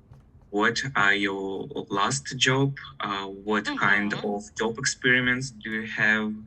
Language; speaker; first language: English; non-native, learner; Russian